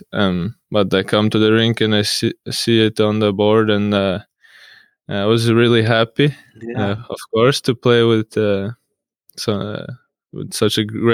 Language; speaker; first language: English; non-native, fluent; Russian